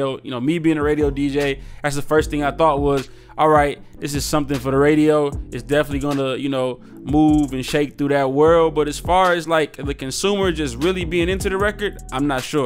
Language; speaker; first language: English; native; English